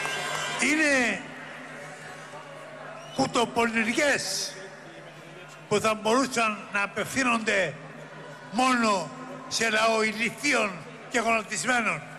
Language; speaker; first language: Greek; native; Greek